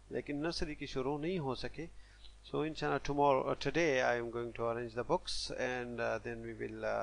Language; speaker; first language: Urdu; non-native, local second language; Pashto